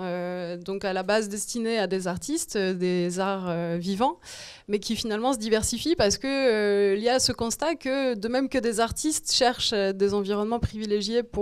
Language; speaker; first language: French; native; French